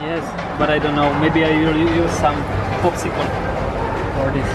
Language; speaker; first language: English; non-native, learner; Czech